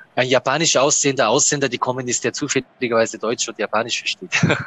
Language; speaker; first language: German; non-native, fluent; Japanese